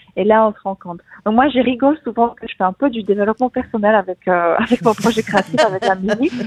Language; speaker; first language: French; non-native, fluent; Polish